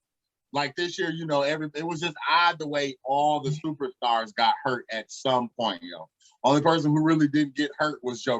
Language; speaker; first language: English; native; English